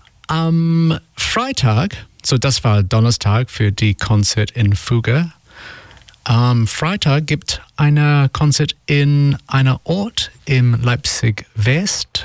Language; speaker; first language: German; non-native, learner; English